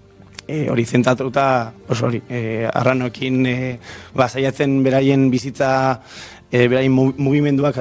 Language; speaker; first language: Basque; non-native, local second language; Spanish